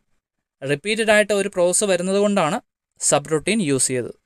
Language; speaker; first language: Malayalam; native; Malayalam